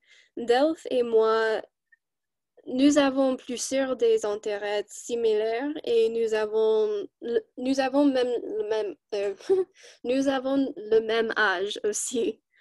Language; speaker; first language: French; non-native, learner; English